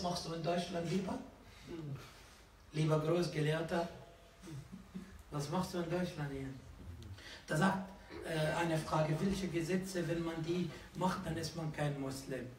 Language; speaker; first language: German; non-native, fluent; Arabic